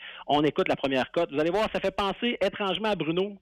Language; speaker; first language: French; native; French